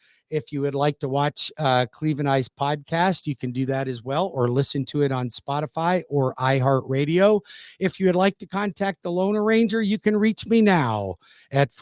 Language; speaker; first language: English; native; English